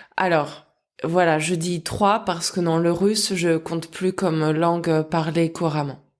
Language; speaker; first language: French; early bilingual, other home language; Russian